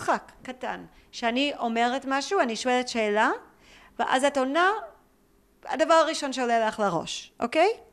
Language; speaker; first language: Hebrew; native; Hebrew